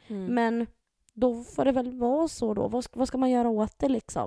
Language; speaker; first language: Swedish; native; Swedish